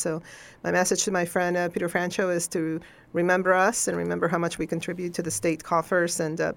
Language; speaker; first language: English; non-native, fluent; Spanish